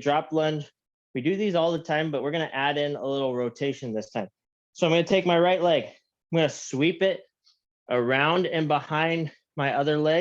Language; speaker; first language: English; native; English